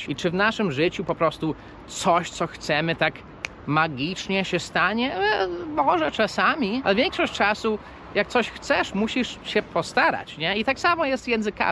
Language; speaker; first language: Polish; non-native, fluent; English